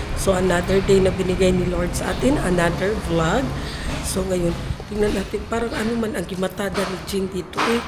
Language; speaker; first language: Filipino; non-native, local second language; Cebuano